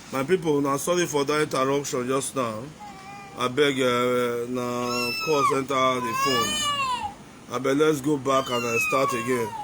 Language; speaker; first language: Nigerian Pidgin; non-native, local second language; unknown